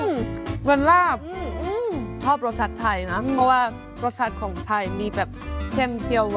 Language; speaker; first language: Thai; non-native, fluent; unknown